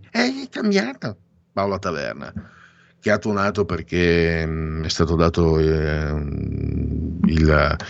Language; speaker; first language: Italian; non-native, local second language; Friulian